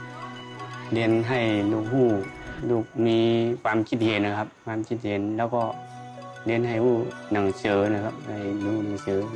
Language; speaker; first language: Thai; non-native, learner; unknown